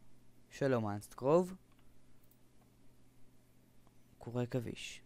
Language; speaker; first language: Hebrew; native; Hebrew